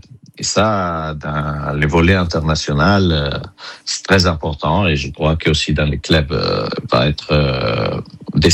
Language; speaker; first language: French; non-native, fluent; Italian